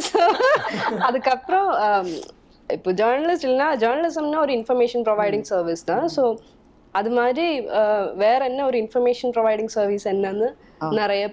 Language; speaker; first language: Tamil; non-native, local second language; Malayalam